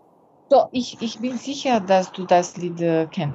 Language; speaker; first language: German; non-native, learner; French